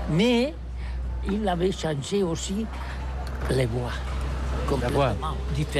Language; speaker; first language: French; non-native, learner; Catalan